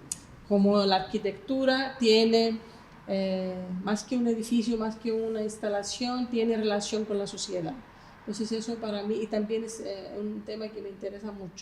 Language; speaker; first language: Spanish; non-native, fluent; Greek